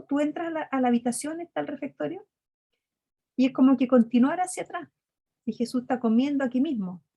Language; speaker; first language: Spanish; native; Spanish